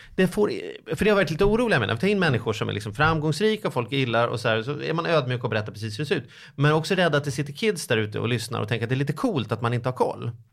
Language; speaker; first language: Swedish; native; Swedish